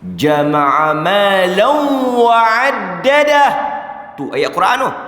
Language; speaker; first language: Malay; native; Malay